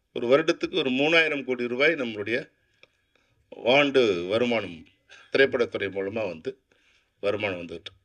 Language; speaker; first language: Tamil; native; Tamil